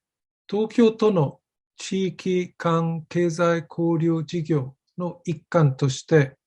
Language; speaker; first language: Japanese; non-native, fluent; German